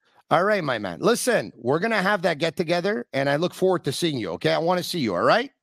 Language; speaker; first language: English; native; English